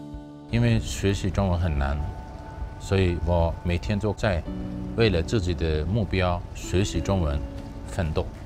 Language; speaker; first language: Chinese; non-native, fluent; Greek